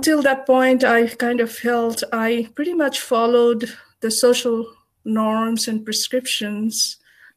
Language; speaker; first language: English; non-native, local second language; Bangla